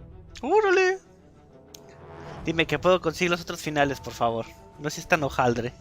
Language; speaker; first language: Spanish; native; Spanish